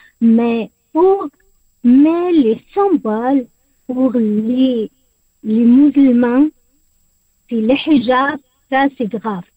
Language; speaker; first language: French; non-native, learner; Arabic